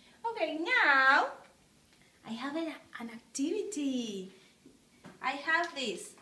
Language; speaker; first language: English; non-native, fluent; Spanish